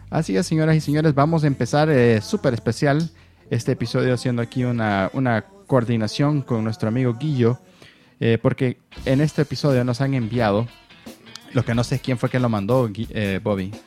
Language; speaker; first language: Spanish; native; Spanish